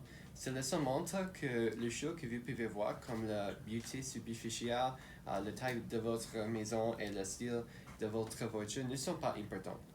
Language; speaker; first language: French; non-native, local second language; English